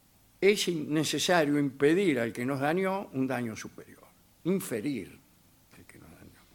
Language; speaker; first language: Spanish; native; Spanish